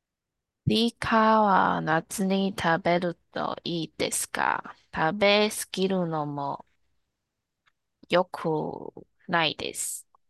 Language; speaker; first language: Japanese; non-native, learner; Chinese